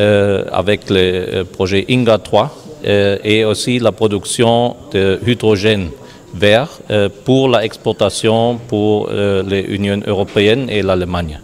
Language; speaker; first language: French; non-native, learner; German